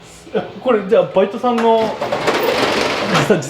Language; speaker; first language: Japanese; native; Japanese